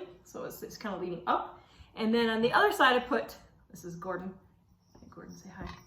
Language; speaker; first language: English; native; English